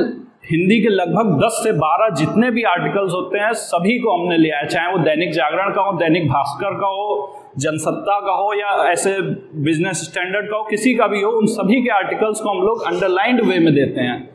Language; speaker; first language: Hindi; native; Hindi